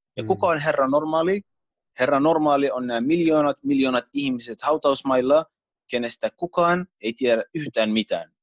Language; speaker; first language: Finnish; early bilingual, other home language; Arabic